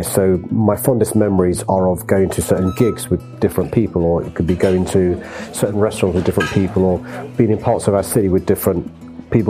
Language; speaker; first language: English; native; English